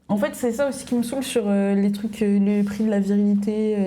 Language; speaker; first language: French; native; French